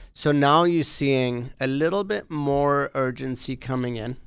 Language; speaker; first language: English; native; English